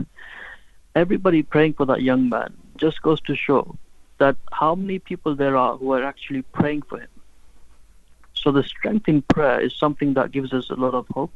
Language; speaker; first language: English; non-native, local second language; Urdu